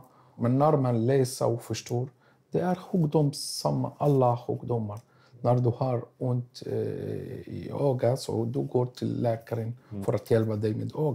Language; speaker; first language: Swedish; non-native, learner; Arabic